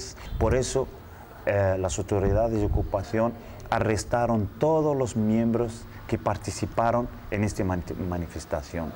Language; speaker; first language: Spanish; non-native, learner; Arabic